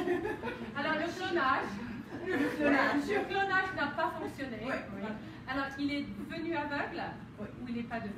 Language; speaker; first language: French; non-native, fluent; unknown